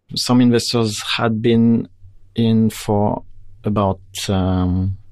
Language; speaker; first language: English; non-native, fluent; French